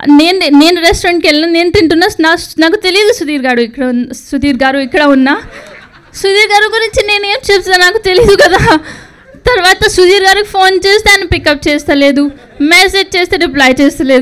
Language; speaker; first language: Telugu; non-native, learner; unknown